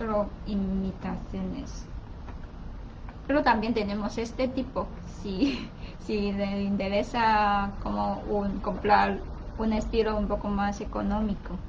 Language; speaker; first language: Spanish; non-native, learner; Chinese